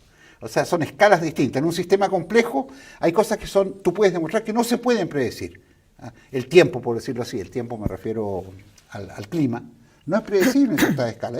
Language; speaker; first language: Spanish; native; Spanish